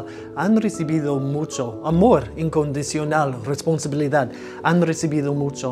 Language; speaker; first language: Spanish; non-native, fluent; English